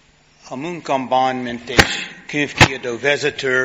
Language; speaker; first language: Hungarian; non-native, fluent; English